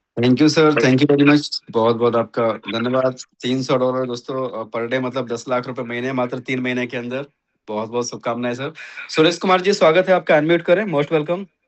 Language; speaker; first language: Hindi; native; Hindi